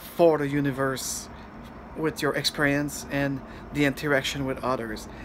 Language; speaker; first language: English; non-native, fluent; French